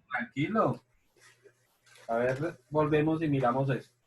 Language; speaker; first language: Spanish; native; Spanish